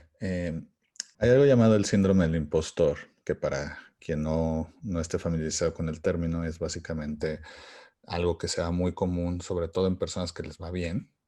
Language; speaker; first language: Spanish; native; Spanish